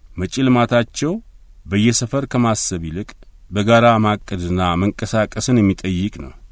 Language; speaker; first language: Amharic; native; Amharic